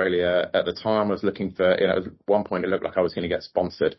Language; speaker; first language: English; native; English